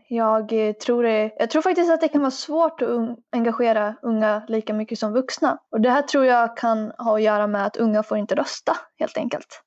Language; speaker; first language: Swedish; native; Swedish